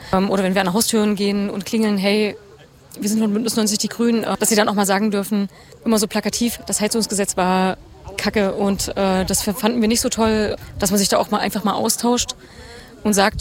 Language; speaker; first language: German; native; German